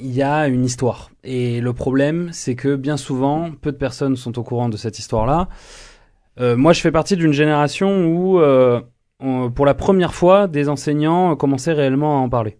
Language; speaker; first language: French; native; French